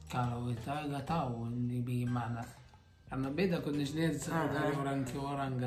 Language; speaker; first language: Indonesian; non-native, learner; Arabic